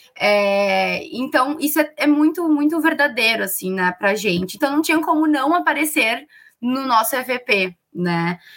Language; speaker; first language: Portuguese; native; Portuguese